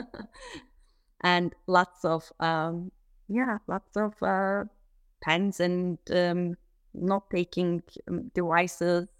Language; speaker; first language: English; non-native, fluent; Turkish